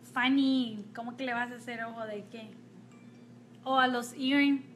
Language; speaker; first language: English; non-native, fluent; Spanish